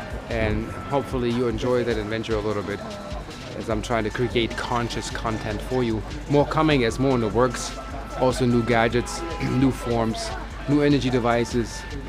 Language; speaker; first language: English; non-native, fluent; German